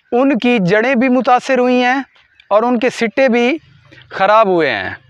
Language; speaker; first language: Urdu; non-native, local second language; Punjabi